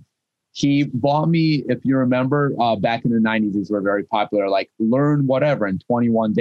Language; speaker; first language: English; non-native, fluent; Russian